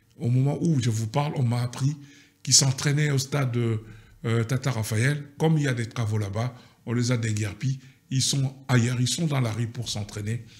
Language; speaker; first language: French; non-native, local second language; Lingala